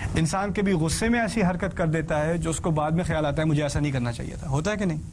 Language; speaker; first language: Urdu; early bilingual, heritage; Urdu